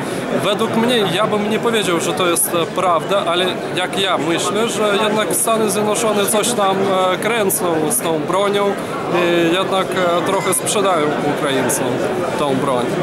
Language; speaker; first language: Polish; non-native, fluent; Ukrainian